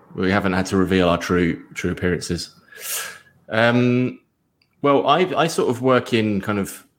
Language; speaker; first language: English; native; English